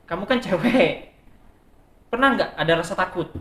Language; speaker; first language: Indonesian; native; Indonesian